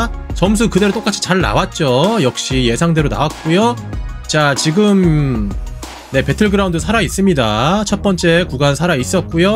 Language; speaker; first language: Korean; native; Korean